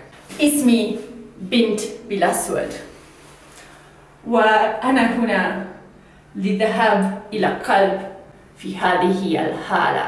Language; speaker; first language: Arabic; non-native, learner; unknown